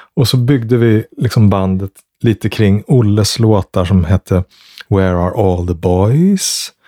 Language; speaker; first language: Swedish; native; Swedish